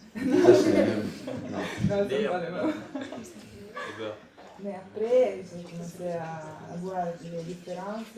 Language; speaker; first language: French; non-native, learner; Italian